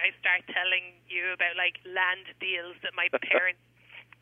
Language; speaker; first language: English; native; English